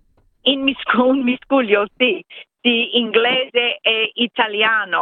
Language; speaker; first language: Italian; non-native, fluent; English